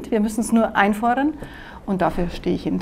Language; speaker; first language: German; native; German